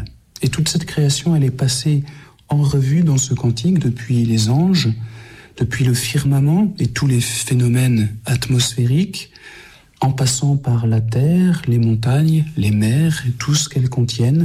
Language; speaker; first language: French; native; French